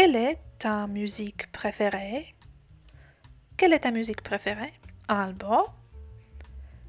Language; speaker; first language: French; non-native, fluent; Polish